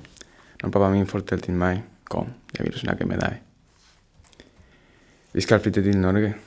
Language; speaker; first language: Norwegian; non-native, learner; Spanish